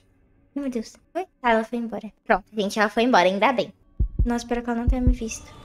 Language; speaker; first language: Portuguese; native; Portuguese